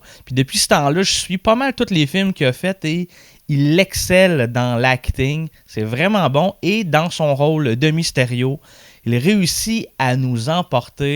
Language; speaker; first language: French; native; French